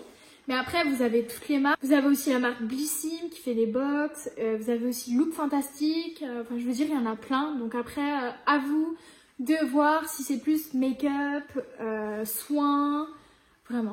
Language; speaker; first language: French; native; French